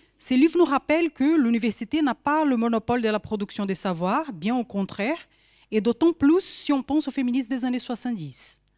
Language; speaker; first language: French; non-native, fluent; Portuguese